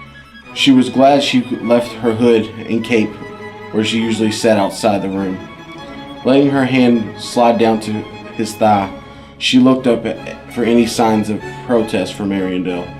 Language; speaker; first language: English; native; English